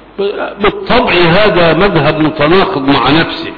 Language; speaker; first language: Arabic; native; Arabic